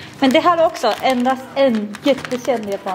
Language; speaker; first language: Swedish; non-native, learner; Japanese